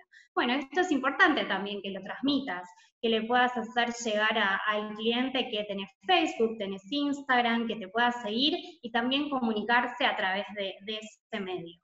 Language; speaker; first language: Spanish; native; Spanish